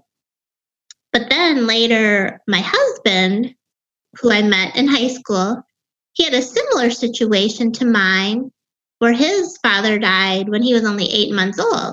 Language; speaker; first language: English; native; English